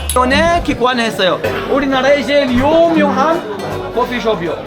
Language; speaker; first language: Korean; non-native, learner; Arabic